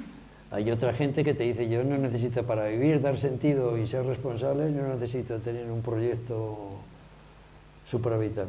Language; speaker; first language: Spanish; native; Spanish